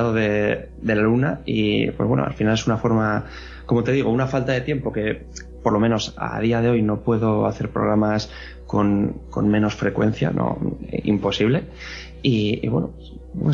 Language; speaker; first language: Spanish; native; Spanish